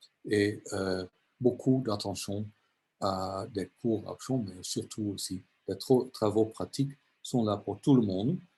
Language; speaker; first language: French; non-native, fluent; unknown